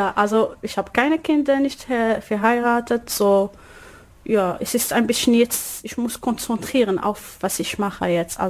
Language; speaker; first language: German; non-native, learner; Arabic